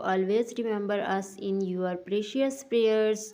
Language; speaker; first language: English; non-native, local second language; Urdu